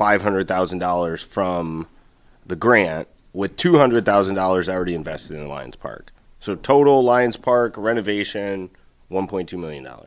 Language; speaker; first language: English; native; English